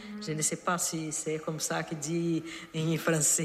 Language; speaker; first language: French; non-native, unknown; Portuguese